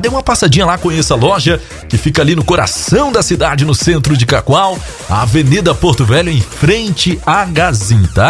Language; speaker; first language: Portuguese; native; Portuguese